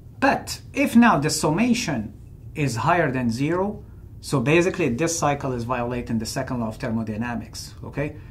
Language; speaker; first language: English; non-native, fluent; Arabic